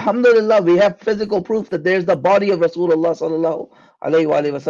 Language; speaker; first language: English; native; English